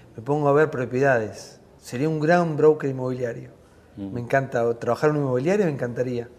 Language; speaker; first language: Spanish; native; Spanish